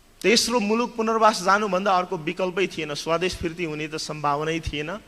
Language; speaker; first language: Nepali; native; Nepali